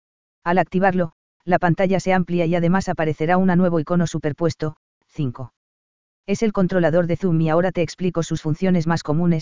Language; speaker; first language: Spanish; native; Spanish